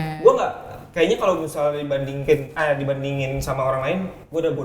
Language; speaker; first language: Indonesian; native; Indonesian